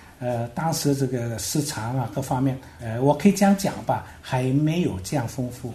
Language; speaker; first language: Chinese; non-native, local second language; Hakka Chinese